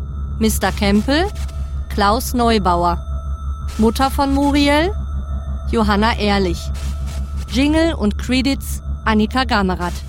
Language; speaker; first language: German; native; German